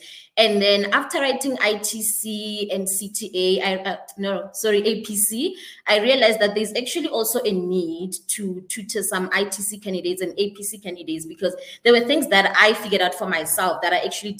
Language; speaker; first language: English; non-native, local second language; Northern Sotho